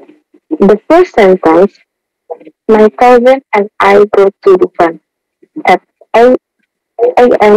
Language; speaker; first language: English; non-native, learner; Indonesian